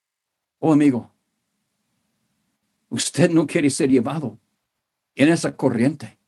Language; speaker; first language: Spanish; non-native, fluent; English